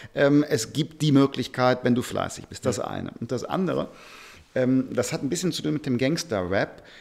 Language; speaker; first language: German; native; German